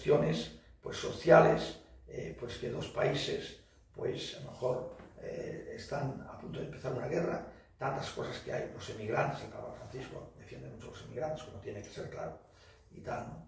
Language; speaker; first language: Spanish; native; Spanish